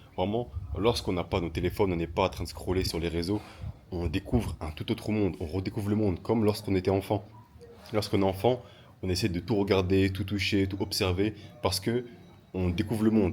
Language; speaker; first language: French; native; French